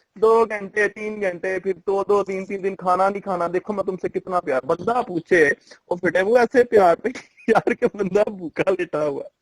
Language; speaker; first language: Urdu; non-native, local second language; Punjabi